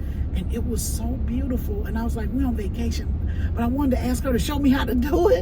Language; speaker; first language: English; native; English